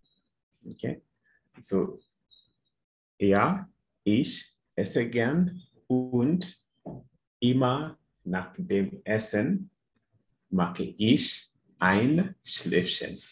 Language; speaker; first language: German; non-native, fluent; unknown